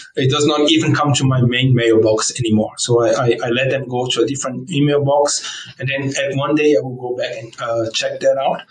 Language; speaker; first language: English; non-native, fluent; Portuguese